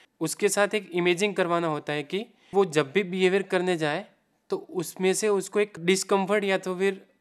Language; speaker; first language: Hindi; non-native, local second language; Gujarati